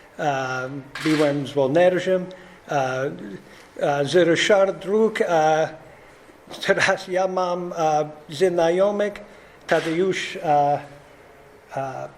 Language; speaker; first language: Polish; non-native, learner; English